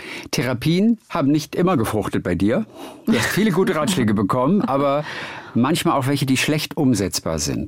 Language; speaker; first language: German; native; German